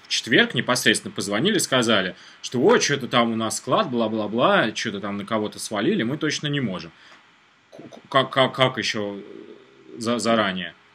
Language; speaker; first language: Russian; native; Russian